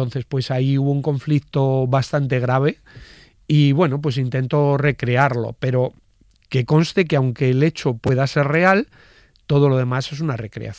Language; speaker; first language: Spanish; native; Spanish